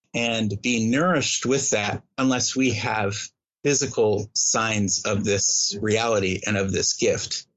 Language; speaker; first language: English; native; English